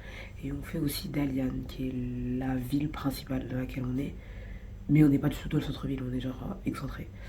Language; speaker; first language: French; native; French